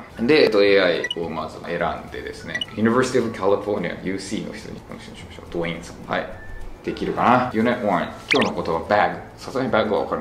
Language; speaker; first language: Japanese; native; Japanese